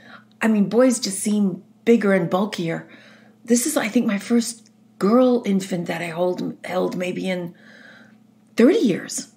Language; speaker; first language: English; native; English